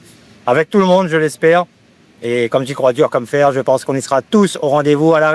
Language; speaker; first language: French; native; French